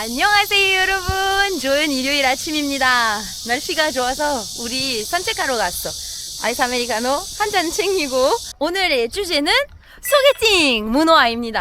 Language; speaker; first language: Korean; non-native, fluent; French